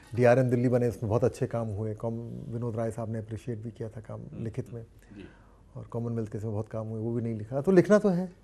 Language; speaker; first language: Hindi; native; Hindi